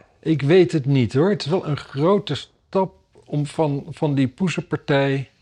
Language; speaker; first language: Dutch; native; Dutch